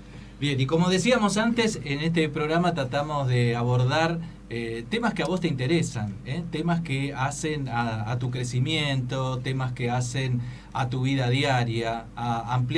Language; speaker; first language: Spanish; native; Spanish